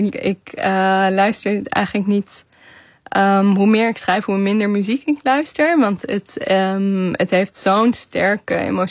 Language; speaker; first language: Dutch; non-native, fluent; Kazakh